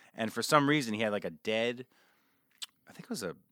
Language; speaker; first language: English; native; English